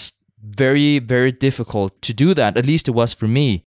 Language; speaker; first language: English; non-native, fluent; Danish